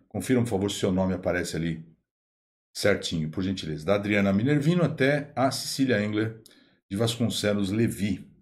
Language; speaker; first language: Portuguese; native; Portuguese